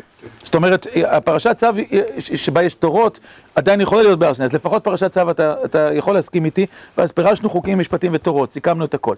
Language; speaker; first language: Hebrew; native; Hebrew